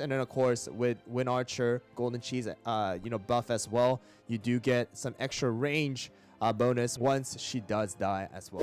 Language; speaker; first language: English; native; English